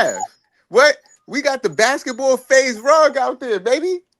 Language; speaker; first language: English; native; English